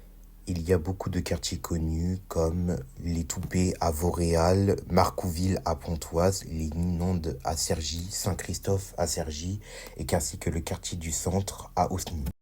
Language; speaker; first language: French; native; French